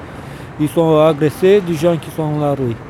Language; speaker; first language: French; non-native, learner; Romanian